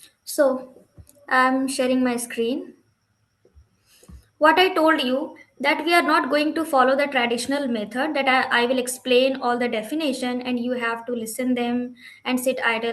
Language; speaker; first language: English; non-native, learner; Hindi